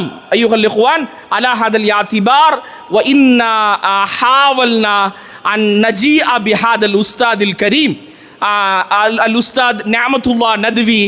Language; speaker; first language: Arabic; non-native, fluent; Tamil